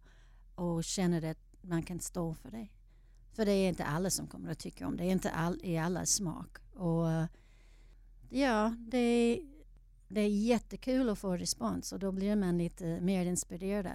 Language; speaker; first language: Swedish; non-native, fluent; English